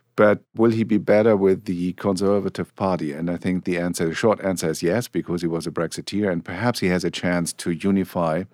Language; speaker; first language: English; non-native, fluent; German